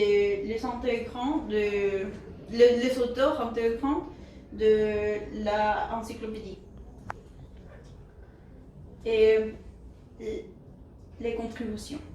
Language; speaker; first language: French; non-native, learner; Spanish